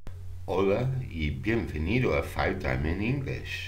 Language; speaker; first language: Spanish; non-native, fluent; English